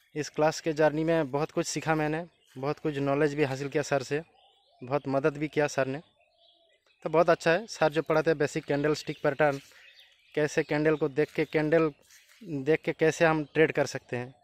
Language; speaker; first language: Hindi; non-native, local second language; Bangla